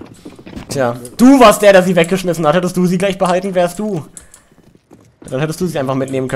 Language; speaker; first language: German; native; German